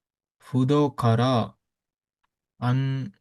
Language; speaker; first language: Japanese; non-native, learner; Sinhala